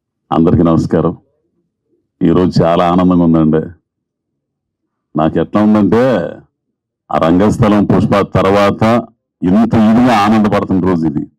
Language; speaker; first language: Telugu; native; Telugu